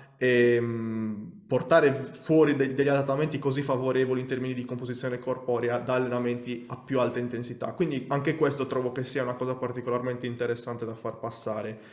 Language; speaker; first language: Italian; native; Italian